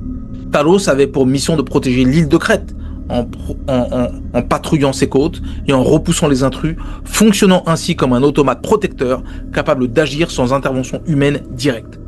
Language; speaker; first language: French; native; French